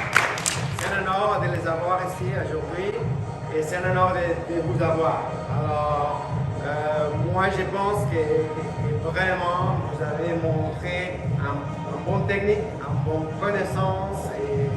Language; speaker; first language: French; non-native, fluent; Spanish